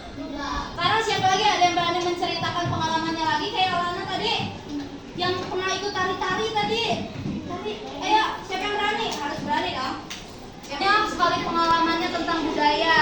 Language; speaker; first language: Indonesian; native; Indonesian